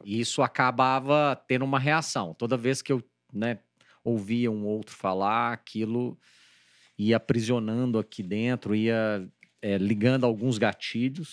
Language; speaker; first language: Portuguese; native; Portuguese